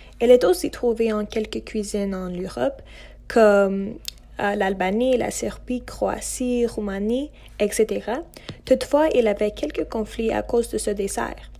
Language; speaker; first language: French; non-native, local second language; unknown